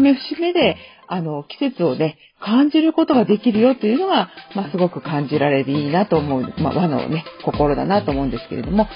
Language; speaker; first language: Japanese; native; Japanese